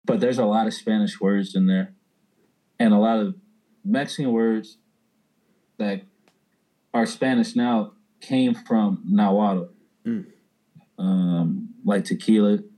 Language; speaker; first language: English; early bilingual, other home language; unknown